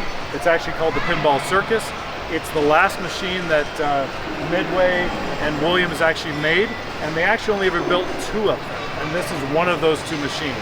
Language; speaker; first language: English; native; English